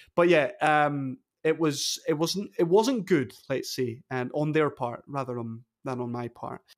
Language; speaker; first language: English; native; English